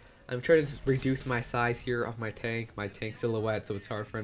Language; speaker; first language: English; native; English